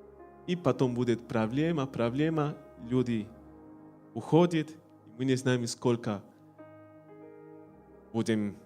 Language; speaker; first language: Russian; non-native, learner; Spanish